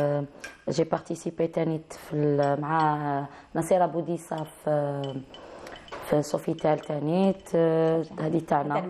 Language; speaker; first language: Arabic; native; Arabic